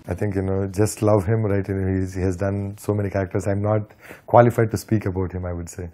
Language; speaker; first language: English; non-native, local second language; Telugu